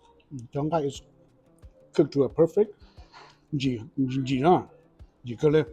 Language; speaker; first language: English; early bilingual, heritage; Hmong